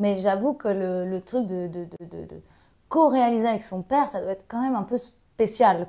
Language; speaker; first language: French; native; French